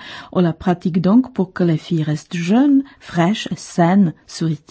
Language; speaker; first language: French; non-native, fluent; Czech